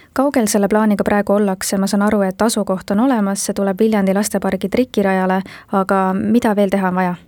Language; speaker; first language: Estonian; native; Estonian